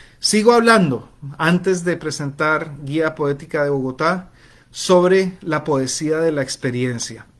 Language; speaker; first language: Spanish; native; Spanish